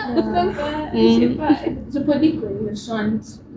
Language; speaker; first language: French; non-native, learner; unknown